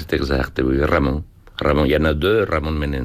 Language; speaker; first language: French; non-native, fluent; Spanish